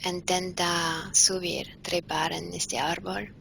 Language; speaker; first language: Spanish; non-native, fluent; French